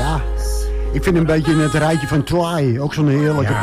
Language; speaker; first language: Dutch; native; Dutch